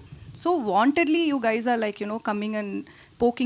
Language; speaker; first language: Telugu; non-native, learner; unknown